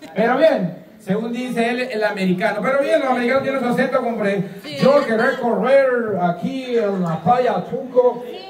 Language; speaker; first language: Spanish; native; Spanish